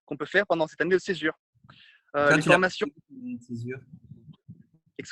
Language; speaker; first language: French; non-native, fluent; Italian